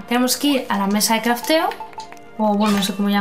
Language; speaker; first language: Spanish; native; Spanish